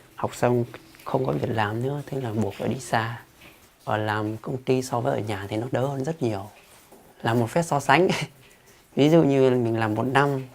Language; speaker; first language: Vietnamese; non-native, local second language; Hmong